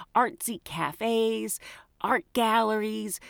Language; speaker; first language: English; native; English